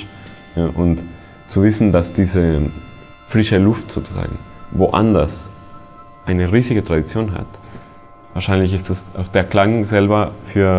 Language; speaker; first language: German; non-native, fluent; Spanish